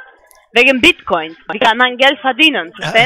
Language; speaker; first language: German; non-native, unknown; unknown